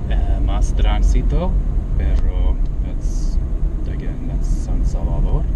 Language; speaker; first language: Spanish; non-native, learner; English